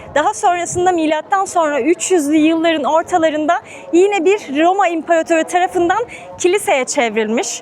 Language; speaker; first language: Turkish; native; Turkish